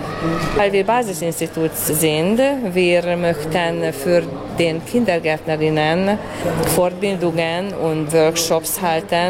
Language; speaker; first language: German; native; German